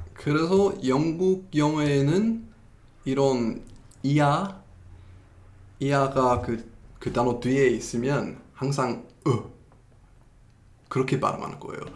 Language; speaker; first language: Korean; non-native, fluent; English